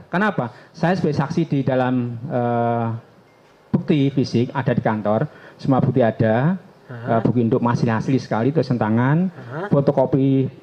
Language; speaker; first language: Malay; non-native, local second language; Javanese